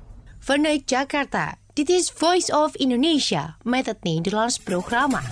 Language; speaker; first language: Dutch; non-native, fluent; Indonesian